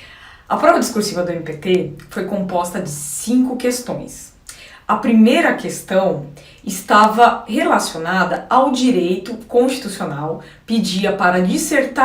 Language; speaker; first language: Portuguese; native; Portuguese